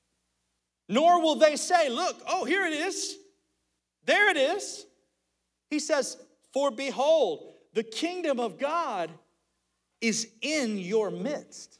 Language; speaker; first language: English; native; English